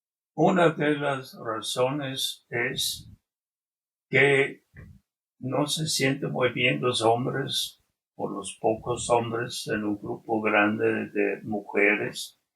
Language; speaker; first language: Spanish; non-native, fluent; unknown